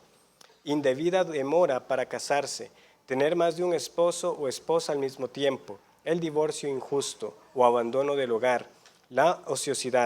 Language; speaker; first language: Spanish; native; Spanish